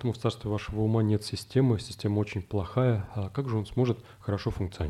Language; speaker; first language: Russian; native; Russian